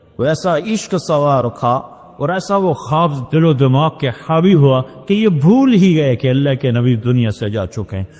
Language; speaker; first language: Urdu; non-native, local second language; Punjabi